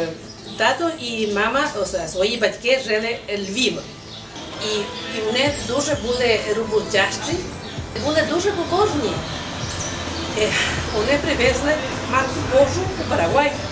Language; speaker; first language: Ukrainian; early bilingual, heritage; Ukrainian